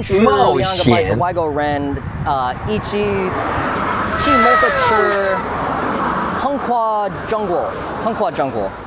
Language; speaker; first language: Chinese; non-native, learner; English